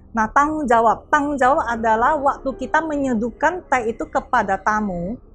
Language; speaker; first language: Indonesian; non-native, fluent; Malay